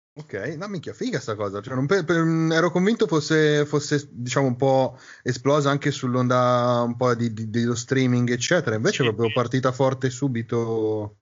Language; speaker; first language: Italian; native; Italian